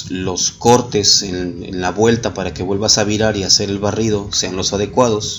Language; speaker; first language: Spanish; native; Spanish